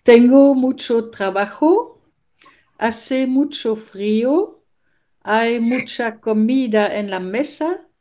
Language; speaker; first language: Spanish; non-native, learner; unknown